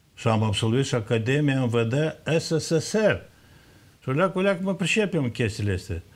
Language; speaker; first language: Romanian; native; Romanian